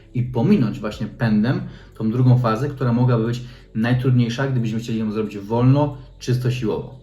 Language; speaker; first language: Polish; native; Polish